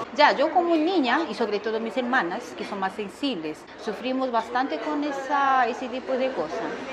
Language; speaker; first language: Spanish; non-native, fluent; Korean